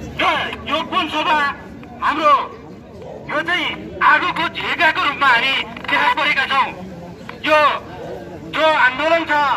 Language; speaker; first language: Nepali; native; Nepali